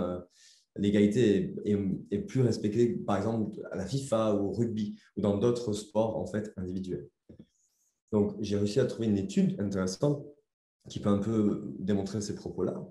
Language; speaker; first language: French; native; French